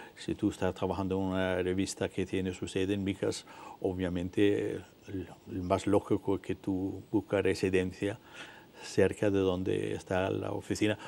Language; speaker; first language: Spanish; non-native, fluent; Danish